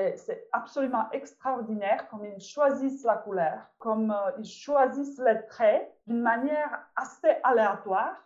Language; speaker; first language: French; non-native, fluent; Czech